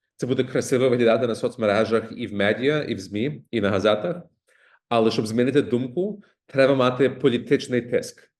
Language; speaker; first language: Ukrainian; early bilingual, heritage; Ukrainian